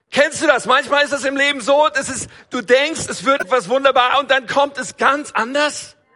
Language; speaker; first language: German; native; German